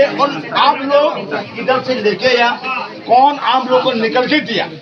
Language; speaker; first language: Hindi; non-native, local second language; Bangla